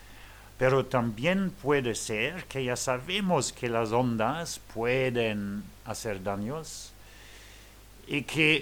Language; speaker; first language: Spanish; non-native, learner; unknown